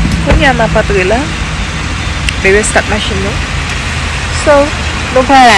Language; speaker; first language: French; non-native, learner; Haitian Creole